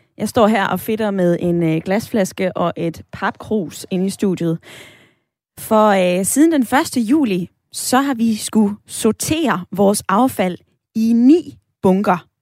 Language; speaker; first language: Danish; native; Danish